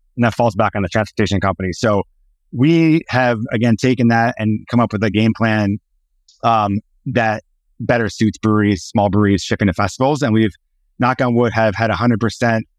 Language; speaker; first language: English; native; English